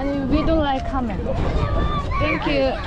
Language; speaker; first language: English; non-native, learner; Korean